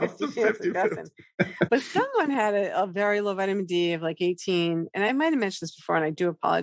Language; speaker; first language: English; native; English